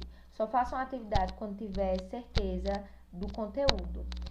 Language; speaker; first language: Portuguese; native; Portuguese